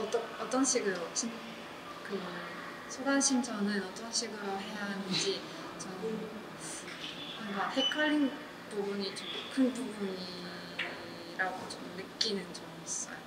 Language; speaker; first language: Korean; non-native, learner; Russian